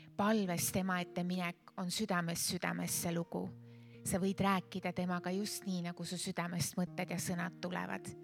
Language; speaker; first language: Estonian; native; Estonian